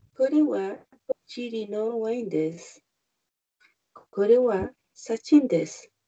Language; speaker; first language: Japanese; non-native, learner; Spanish